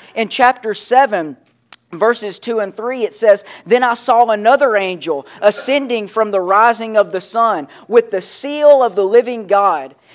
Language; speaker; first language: English; native; English